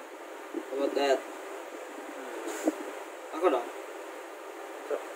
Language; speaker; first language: English; non-native, local second language; Filipino